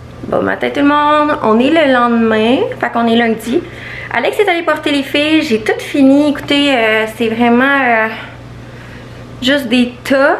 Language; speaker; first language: French; native; French